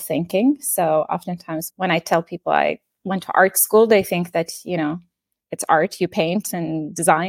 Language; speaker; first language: English; non-native, fluent; Norwegian